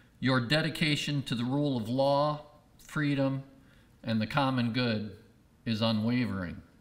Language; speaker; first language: English; native; English